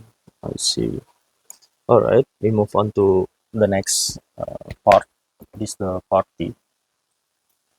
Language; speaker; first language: English; non-native, fluent; Indonesian